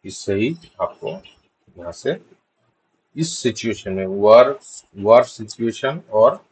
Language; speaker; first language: Hindi; non-native, local second language; Bangla